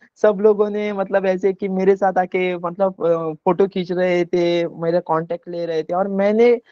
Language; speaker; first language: Hindi; non-native, local second language; Konkani